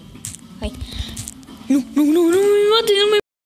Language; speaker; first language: Spanish; native; Spanish